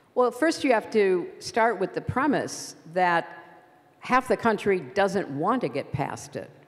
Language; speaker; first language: English; native; English